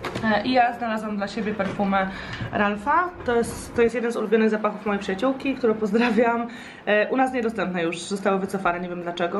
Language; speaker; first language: Polish; native; Polish